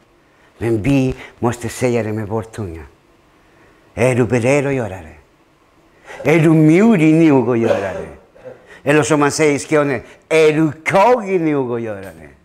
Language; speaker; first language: Swedish; non-native, fluent; Spanish